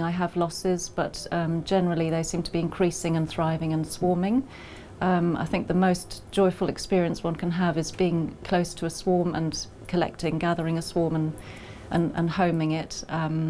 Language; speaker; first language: English; non-native, fluent; Dutch